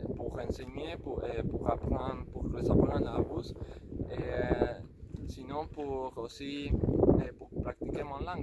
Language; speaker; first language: French; non-native, learner; Spanish